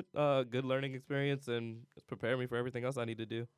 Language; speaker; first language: English; native; English